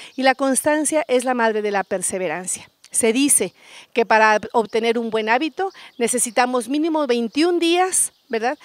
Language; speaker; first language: Spanish; native; Spanish